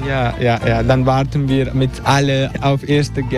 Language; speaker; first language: German; non-native, learner; Turkish